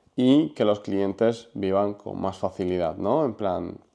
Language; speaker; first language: Spanish; non-native, fluent; Ukrainian